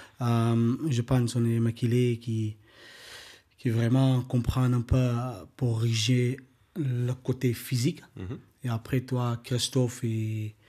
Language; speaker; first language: French; non-native, learner; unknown